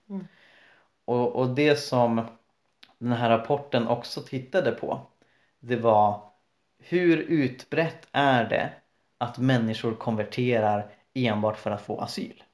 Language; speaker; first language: Swedish; native; Swedish